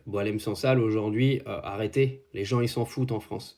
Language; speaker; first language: French; native; French